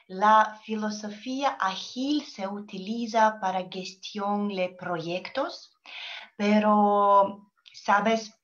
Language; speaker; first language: Spanish; non-native, learner; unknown